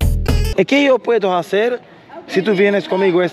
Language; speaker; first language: Spanish; non-native, learner; Swedish